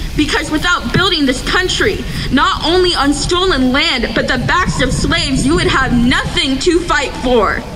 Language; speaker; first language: English; native; English